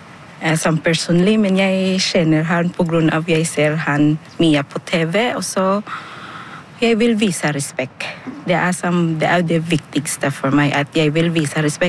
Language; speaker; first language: Norwegian; non-native, fluent; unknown